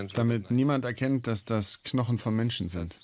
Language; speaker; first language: German; native; German